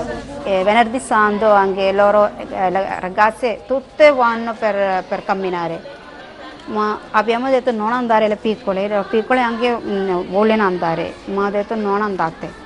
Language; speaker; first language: Italian; non-native, learner; Malayalam